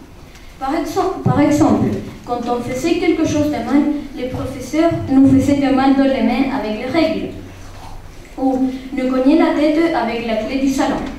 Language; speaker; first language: French; non-native, learner; Spanish